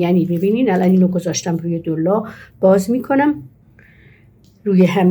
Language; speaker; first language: Persian; native; Persian